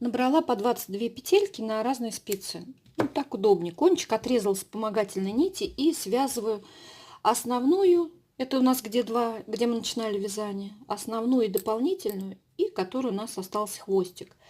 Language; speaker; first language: Russian; native; Russian